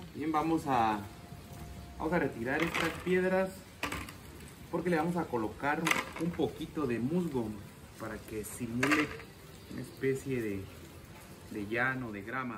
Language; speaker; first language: Spanish; native; Spanish